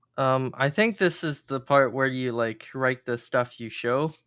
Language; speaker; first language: English; early bilingual, other home language; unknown